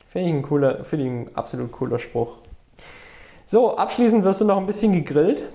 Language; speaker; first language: German; native; German